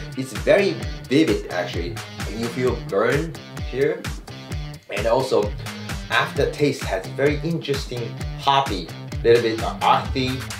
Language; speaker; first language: English; non-native, fluent; Japanese